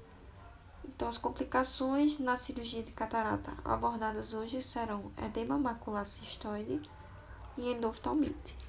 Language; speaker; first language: Portuguese; native; Portuguese